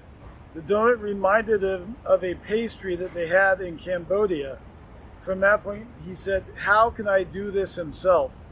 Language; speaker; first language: English; native; English